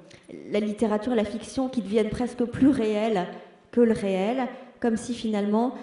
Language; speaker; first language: French; native; French